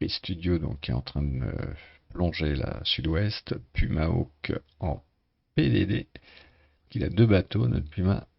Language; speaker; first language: French; native; French